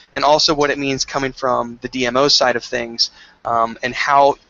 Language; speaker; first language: English; native; English